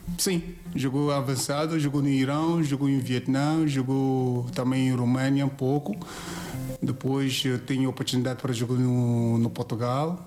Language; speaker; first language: Portuguese; non-native, learner; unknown